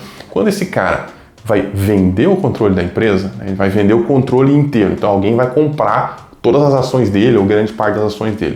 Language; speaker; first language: Portuguese; native; Portuguese